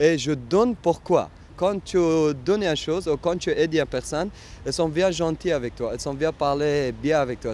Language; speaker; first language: French; non-native, learner; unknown